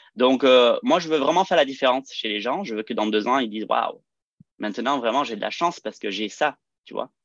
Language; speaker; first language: French; early bilingual, heritage; French